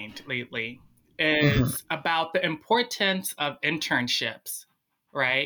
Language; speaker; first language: English; native; English